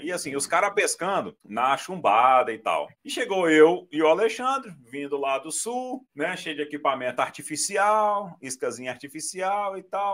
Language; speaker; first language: Portuguese; native; Portuguese